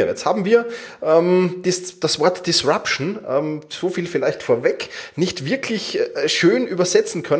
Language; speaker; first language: German; native; German